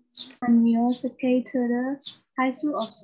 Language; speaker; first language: Korean; non-native, learner; Burmese